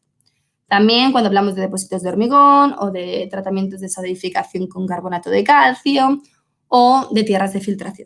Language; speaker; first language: Spanish; native; Spanish